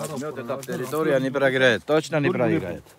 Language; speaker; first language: Russian; non-native, learner; Georgian